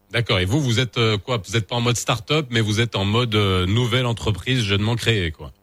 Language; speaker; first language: French; non-native, local second language; Arabic